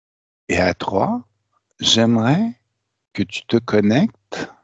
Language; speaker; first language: French; native; French